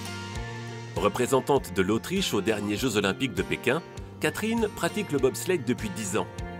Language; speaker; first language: French; native; French